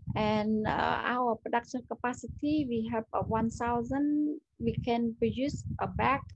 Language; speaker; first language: English; non-native, learner; Khmer